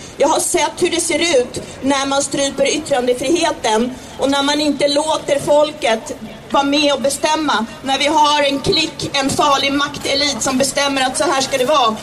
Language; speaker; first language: Swedish; early bilingual, other home language; Czech